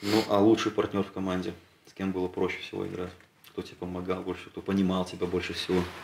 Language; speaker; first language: Russian; native; Russian